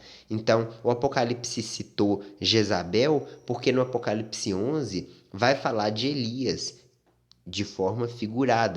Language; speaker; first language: Portuguese; native; Portuguese